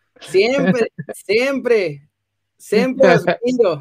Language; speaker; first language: Spanish; native; Spanish